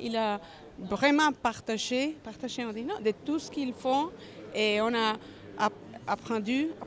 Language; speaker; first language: French; non-native, learner; Spanish